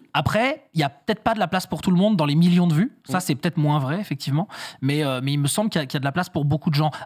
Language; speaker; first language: French; native; French